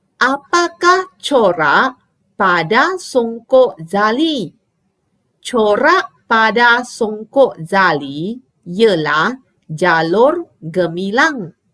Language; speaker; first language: Malay; non-native, local second language; Chinese